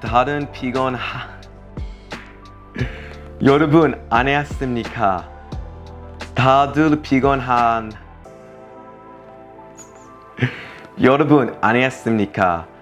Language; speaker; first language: Korean; non-native, learner; English